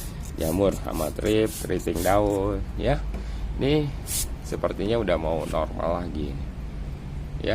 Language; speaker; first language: Indonesian; native; Indonesian